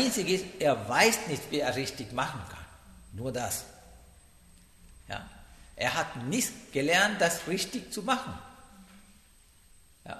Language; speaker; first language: German; non-native, fluent; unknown